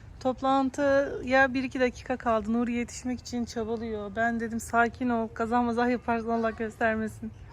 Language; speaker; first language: Turkish; native; Turkish